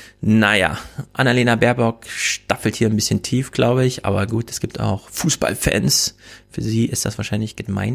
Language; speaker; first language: German; native; German